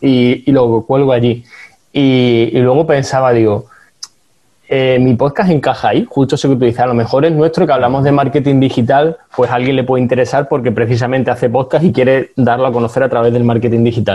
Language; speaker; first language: Spanish; native; Spanish